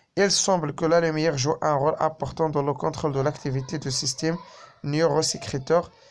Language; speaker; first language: French; non-native, local second language; Arabic